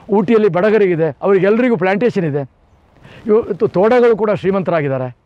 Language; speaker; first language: Kannada; non-native, local second language; Kodava